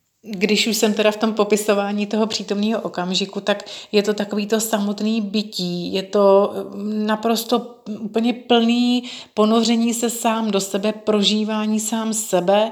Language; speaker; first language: Czech; native; Czech